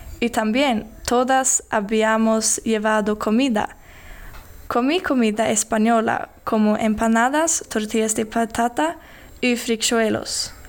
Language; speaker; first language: Spanish; non-native, learner; Swedish